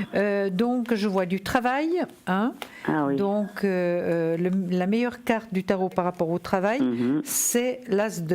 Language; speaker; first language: French; native; French